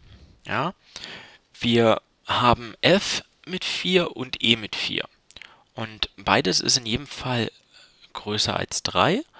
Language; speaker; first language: German; native; German